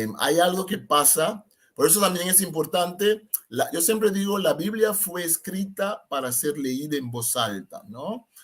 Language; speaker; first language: Spanish; non-native, fluent; Papiamento